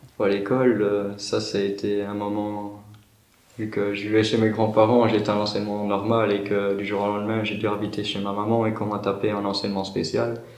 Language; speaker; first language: French; native; French